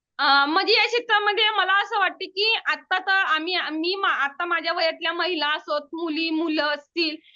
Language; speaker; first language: Marathi; native; Marathi